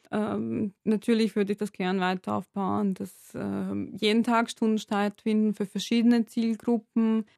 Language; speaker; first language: German; non-native, fluent; Serbian